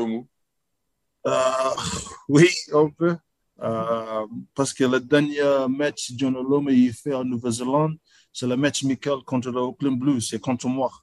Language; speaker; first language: French; non-native, learner; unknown